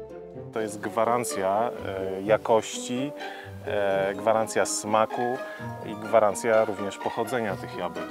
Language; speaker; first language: Polish; native; Polish